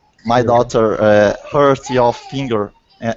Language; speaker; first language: English; non-native, learner; Portuguese